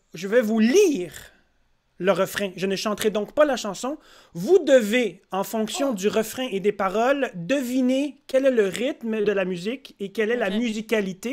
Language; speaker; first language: French; native; French